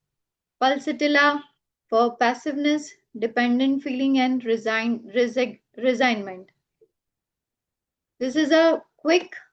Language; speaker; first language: English; non-native, local second language; Gujarati